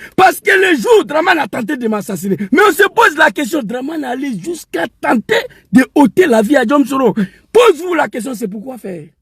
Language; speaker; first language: French; non-native, local second language; Dyula